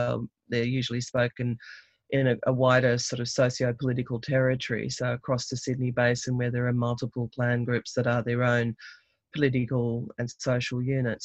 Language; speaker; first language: English; native; English